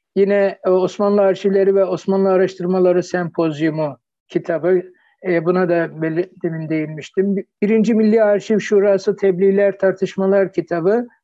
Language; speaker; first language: Turkish; native; Turkish